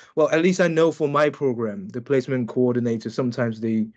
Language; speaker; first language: English; non-native, fluent; Chinese